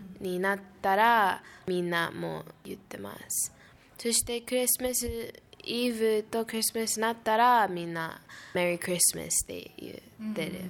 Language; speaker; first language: Japanese; early bilingual, heritage; Japanese